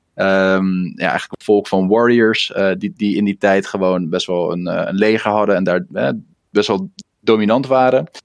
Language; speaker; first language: Dutch; early bilingual, other home language; Russian